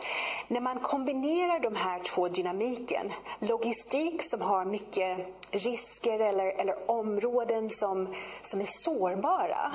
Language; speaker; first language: Swedish; non-native, fluent; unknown